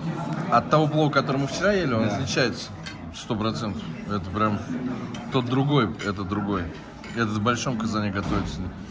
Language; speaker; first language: Russian; native; Russian